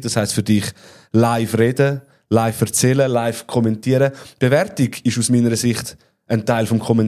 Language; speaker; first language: German; native; German